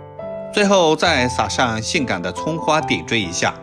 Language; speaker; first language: Chinese; native; Chinese